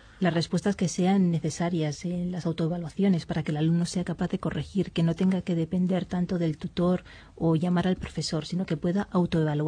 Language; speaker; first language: Spanish; native; Spanish